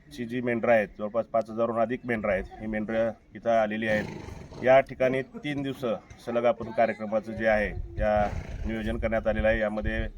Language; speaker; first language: Marathi; native; Marathi